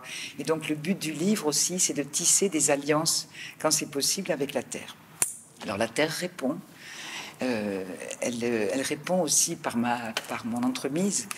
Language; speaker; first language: French; native; French